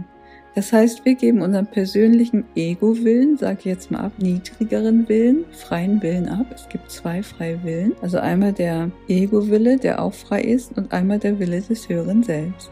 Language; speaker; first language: German; native; German